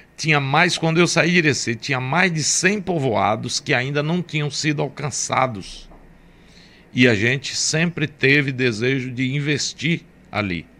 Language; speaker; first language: Portuguese; native; Portuguese